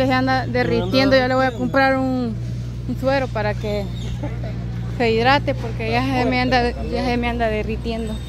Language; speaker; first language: Spanish; native; Spanish